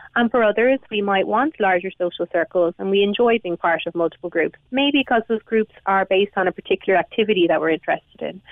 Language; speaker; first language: English; native; English